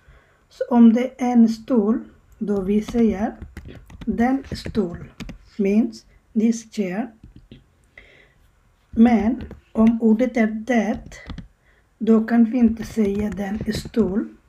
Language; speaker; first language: Swedish; non-native, learner; Bangla